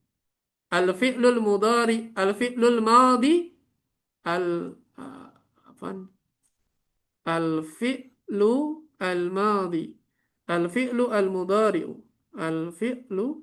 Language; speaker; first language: Arabic; non-native, learner; Indonesian